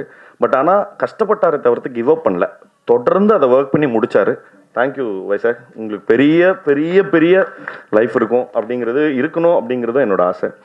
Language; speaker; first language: Tamil; native; Tamil